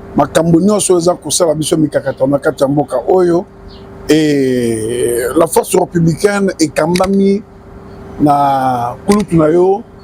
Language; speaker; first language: Lingala; native; Lingala